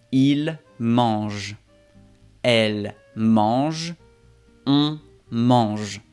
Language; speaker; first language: French; non-native, fluent; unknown